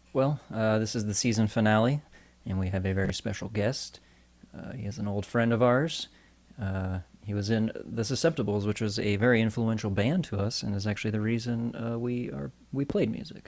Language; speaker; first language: English; native; English